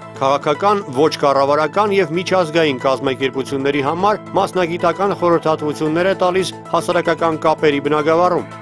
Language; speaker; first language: Armenian; native; Armenian